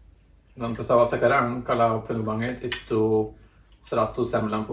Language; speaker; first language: Indonesian; non-native, fluent; Norwegian